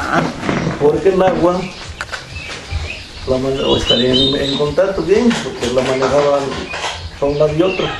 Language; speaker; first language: Spanish; native; Spanish